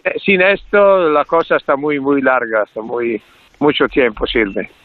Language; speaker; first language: Spanish; non-native, learner; Italian